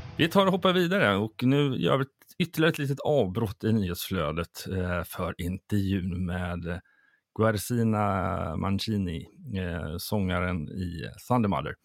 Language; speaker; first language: Swedish; native; Swedish